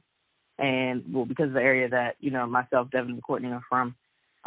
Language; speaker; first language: English; native; English